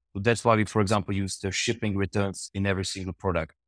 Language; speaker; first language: English; non-native, fluent; Czech